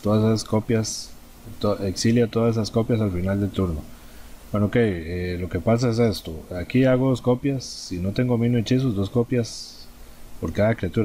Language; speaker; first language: Spanish; native; Spanish